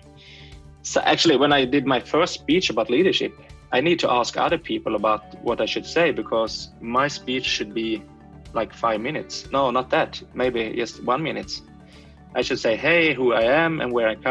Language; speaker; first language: English; non-native, fluent; Swedish